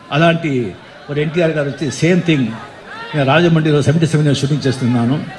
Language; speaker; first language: Telugu; non-native, local second language; Marathi